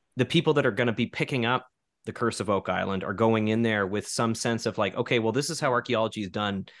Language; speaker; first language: English; native; English